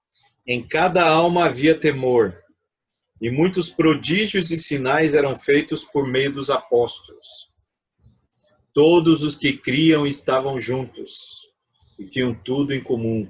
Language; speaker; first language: Portuguese; native; Portuguese